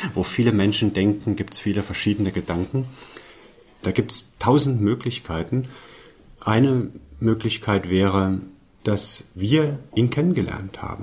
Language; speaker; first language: German; native; German